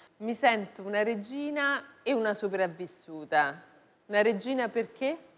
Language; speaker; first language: Italian; native; Italian